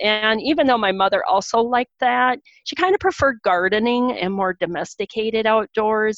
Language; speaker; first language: English; native; English